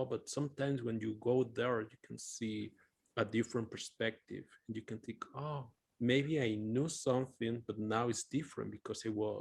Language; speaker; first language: English; non-native, fluent; Spanish